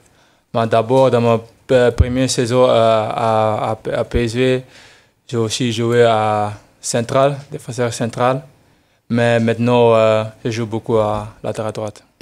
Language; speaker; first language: French; non-native, learner; Dutch